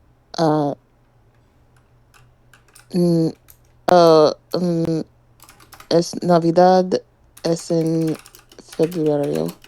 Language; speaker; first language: Spanish; non-native, learner; English